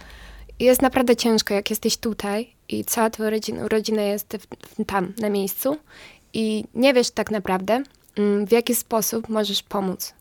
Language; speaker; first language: Polish; non-native, fluent; Ukrainian